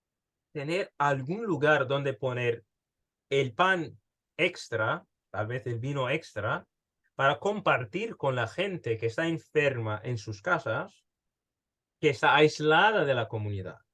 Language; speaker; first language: Spanish; early bilingual, heritage; Spanish